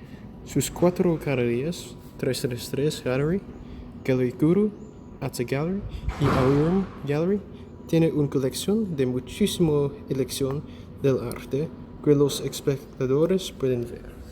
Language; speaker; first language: Spanish; non-native, learner; English